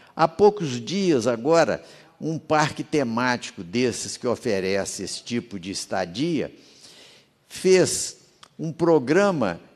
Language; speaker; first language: Portuguese; native; Portuguese